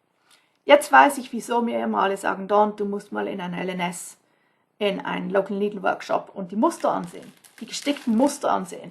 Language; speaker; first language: German; non-native, fluent; English